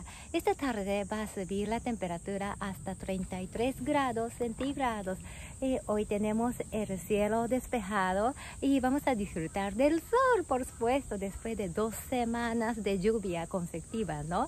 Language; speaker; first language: Spanish; non-native, fluent; Japanese